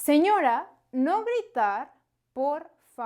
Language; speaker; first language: Spanish; native; Spanish